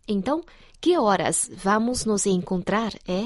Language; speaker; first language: Portuguese; non-native, fluent; Chinese